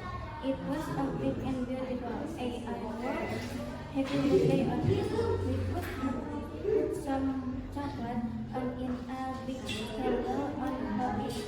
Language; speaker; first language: English; non-native, learner; Indonesian